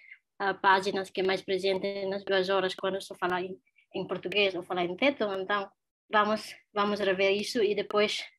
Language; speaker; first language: Portuguese; non-native, learner; Tetum